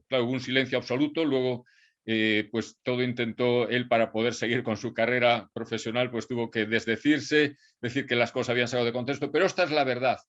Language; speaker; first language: Spanish; native; Spanish